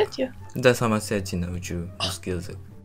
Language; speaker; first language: Russian; non-native, learner; Japanese